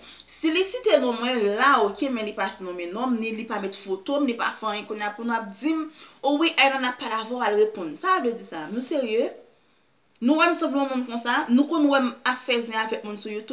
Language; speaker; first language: French; non-native, local second language; Haitian Creole